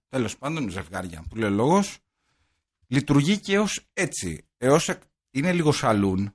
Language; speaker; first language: Greek; native; Greek